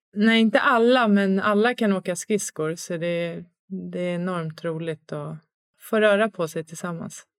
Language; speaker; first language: Swedish; native; Swedish